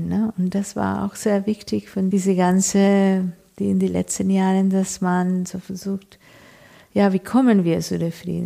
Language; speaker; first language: German; non-native, fluent; Spanish